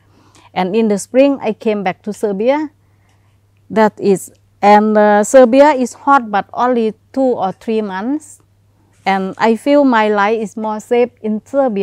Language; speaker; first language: English; non-native, learner; Thai